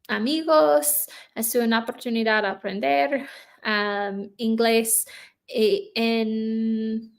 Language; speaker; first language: Spanish; non-native, learner; English